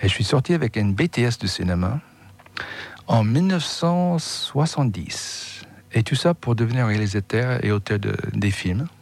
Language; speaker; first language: French; non-native, fluent; English